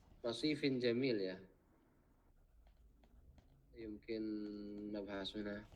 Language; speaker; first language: Arabic; non-native, fluent; Indonesian